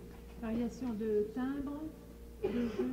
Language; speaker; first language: French; native; French